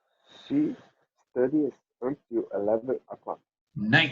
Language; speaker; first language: English; non-native, learner; Portuguese